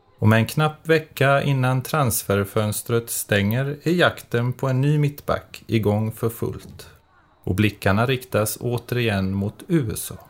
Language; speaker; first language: Swedish; native; Swedish